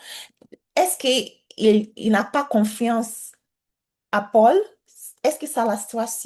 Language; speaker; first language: French; non-native, learner; English